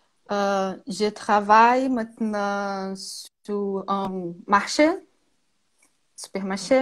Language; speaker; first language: French; non-native, learner; Portuguese